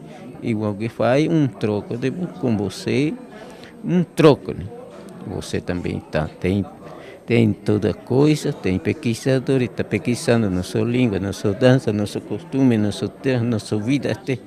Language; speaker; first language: Portuguese; non-native, local second language; Guarani